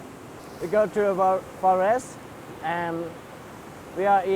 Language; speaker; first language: English; non-native, learner; Hmong